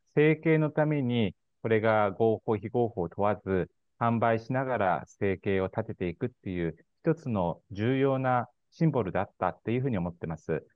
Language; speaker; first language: Japanese; non-native, fluent; Korean